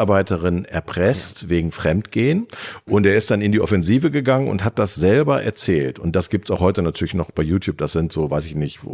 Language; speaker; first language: German; native; German